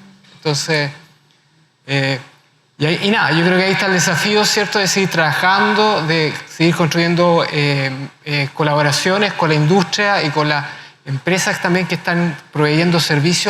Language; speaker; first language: Spanish; native; Spanish